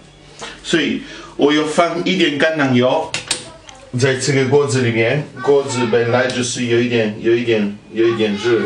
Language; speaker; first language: Chinese; non-native, fluent; Italian